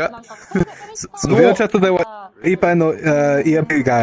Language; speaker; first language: Japanese; non-native, learner; Spanish